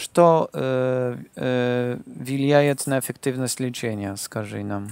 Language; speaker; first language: Russian; non-native, learner; Polish